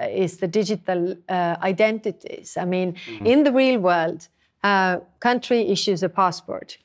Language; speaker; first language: English; non-native, fluent; Estonian